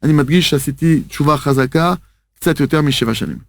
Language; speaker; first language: Hebrew; non-native, fluent; French